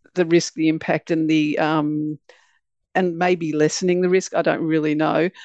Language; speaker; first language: English; native; English